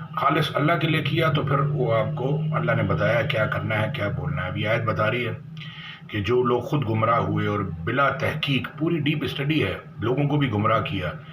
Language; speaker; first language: Urdu; native; Urdu